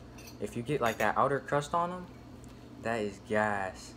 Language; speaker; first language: English; native; English